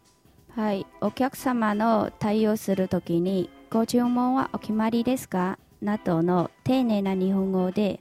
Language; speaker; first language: Japanese; non-native, fluent; Chinese